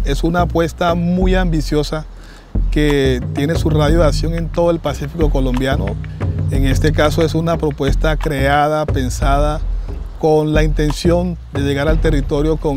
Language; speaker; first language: Spanish; native; Spanish